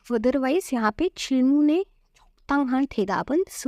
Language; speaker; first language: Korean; non-native, fluent; Hindi